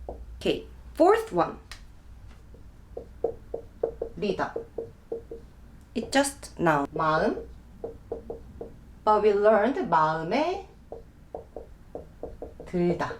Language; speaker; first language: English; non-native, fluent; Korean